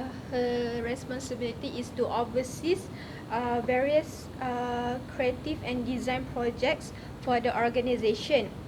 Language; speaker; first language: English; non-native, learner; Malay